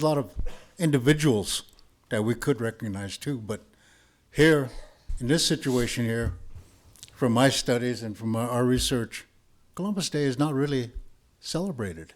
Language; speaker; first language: English; early bilingual, other home language; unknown